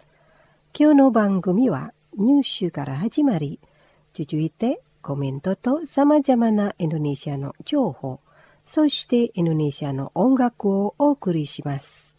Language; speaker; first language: Japanese; non-native, fluent; Indonesian